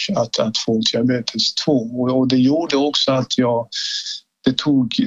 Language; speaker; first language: Swedish; non-native, fluent; Persian